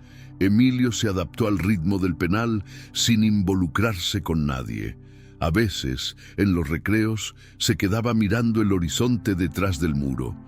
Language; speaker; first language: Spanish; native; Spanish